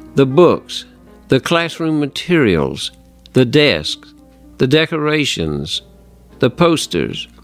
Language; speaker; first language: English; native; English